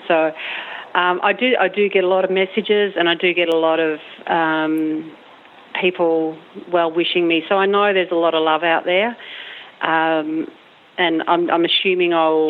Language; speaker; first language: English; native; English